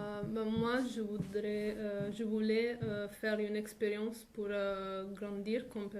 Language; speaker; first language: French; non-native, fluent; Italian